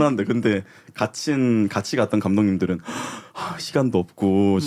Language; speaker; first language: Korean; native; Korean